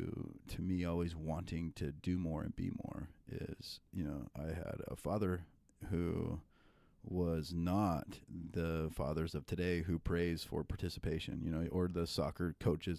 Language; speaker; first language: English; native; English